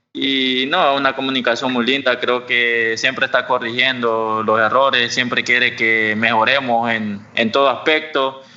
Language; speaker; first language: Spanish; native; Spanish